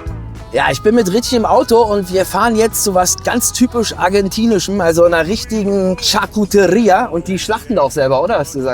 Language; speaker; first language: German; native; German